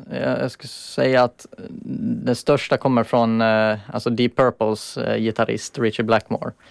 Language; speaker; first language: Swedish; native; Swedish